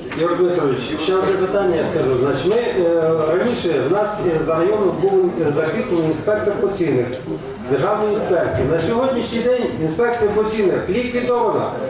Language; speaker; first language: Ukrainian; native; Ukrainian